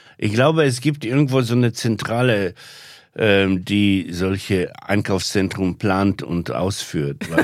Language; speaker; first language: German; non-native, fluent; Polish